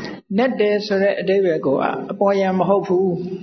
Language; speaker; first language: English; non-native, fluent; Burmese